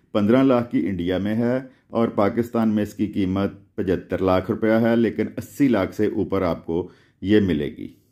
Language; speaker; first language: Urdu; non-native, local second language; Punjabi